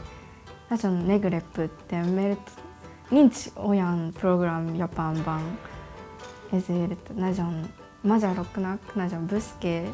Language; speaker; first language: Hungarian; non-native, learner; Japanese